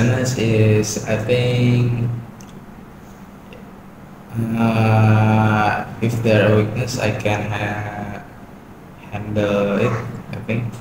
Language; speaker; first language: English; non-native, learner; Indonesian